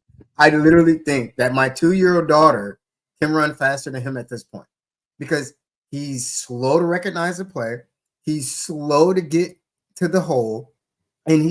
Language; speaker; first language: English; native; English